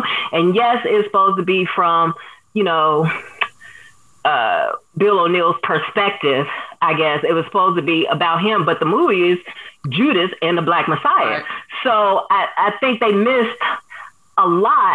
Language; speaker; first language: English; native; English